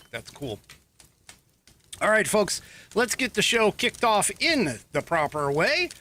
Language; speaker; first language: English; native; English